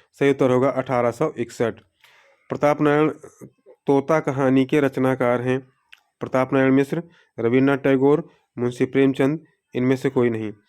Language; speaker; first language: Hindi; native; Hindi